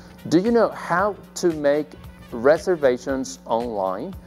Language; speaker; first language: English; non-native, fluent; Spanish